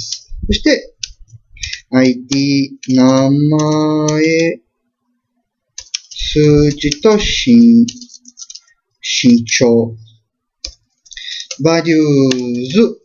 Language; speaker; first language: Japanese; non-native, fluent; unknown